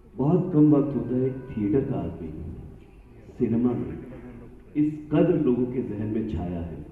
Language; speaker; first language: Hindi; native; Hindi